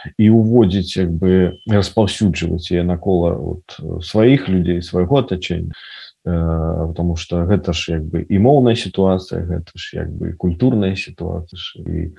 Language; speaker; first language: Belarusian; non-native, local second language; Russian